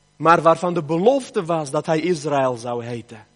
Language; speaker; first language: Dutch; early bilingual, other home language; Armenian